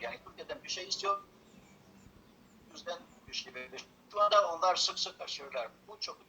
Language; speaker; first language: Turkish; non-native, learner; Albanian